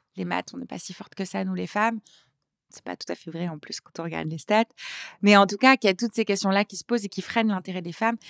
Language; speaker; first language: French; native; French